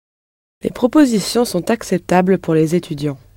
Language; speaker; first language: French; non-native, learner; English